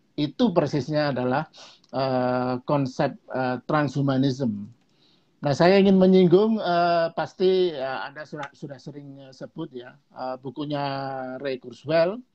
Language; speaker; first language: Indonesian; non-native, local second language; Javanese